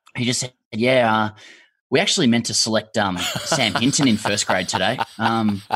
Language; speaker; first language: English; native; English